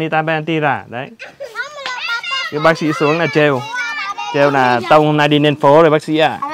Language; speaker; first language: Vietnamese; native; Vietnamese